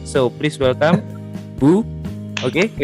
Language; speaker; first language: English; non-native, learner; Indonesian